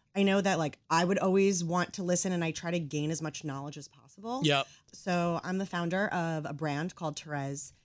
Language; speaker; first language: English; native; English